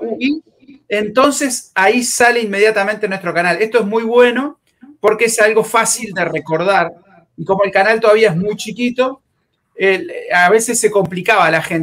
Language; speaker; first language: Spanish; native; Spanish